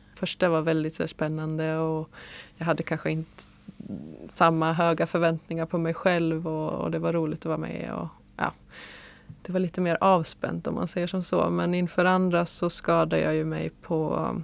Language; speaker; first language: Swedish; native; Swedish